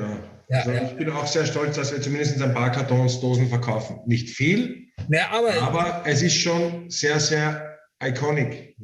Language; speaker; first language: German; native; German